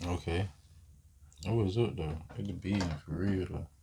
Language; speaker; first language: English; native; English